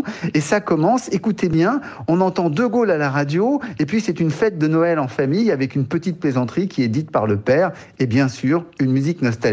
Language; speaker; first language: French; native; French